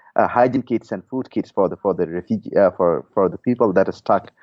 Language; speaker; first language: English; non-native, fluent; Burmese